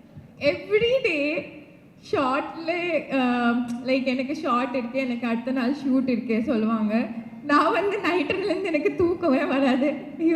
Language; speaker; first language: Tamil; early bilingual, heritage; Tamil